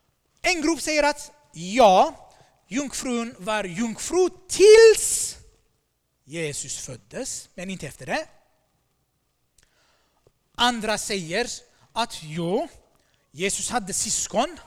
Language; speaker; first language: Swedish; non-native, fluent; Armenian